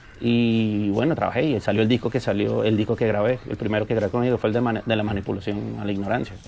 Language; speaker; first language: Spanish; native; Spanish